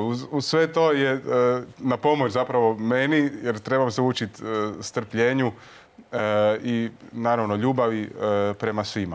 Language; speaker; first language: Croatian; native; Croatian